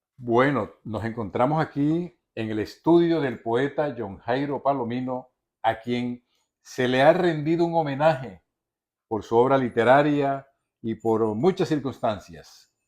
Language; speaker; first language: Spanish; native; Spanish